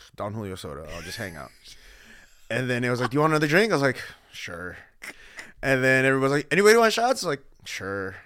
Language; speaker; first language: English; early bilingual, other home language; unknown